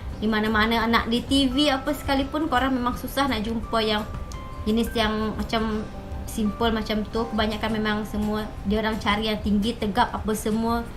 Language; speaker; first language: Malay; native; Malay